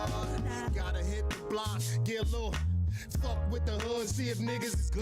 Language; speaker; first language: English; native; English